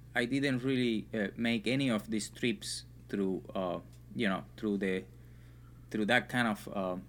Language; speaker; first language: English; non-native, fluent; Spanish